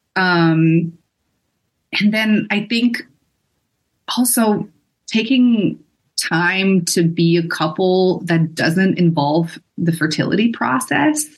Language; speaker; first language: English; non-native, fluent; Dutch